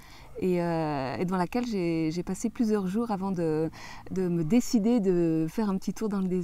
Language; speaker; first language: French; native; French